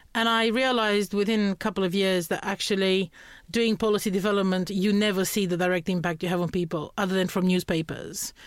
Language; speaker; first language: English; non-native, fluent; Romanian